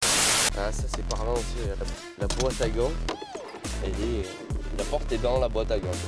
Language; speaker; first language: French; native; French